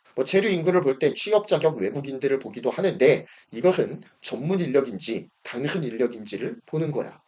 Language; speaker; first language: Korean; native; Korean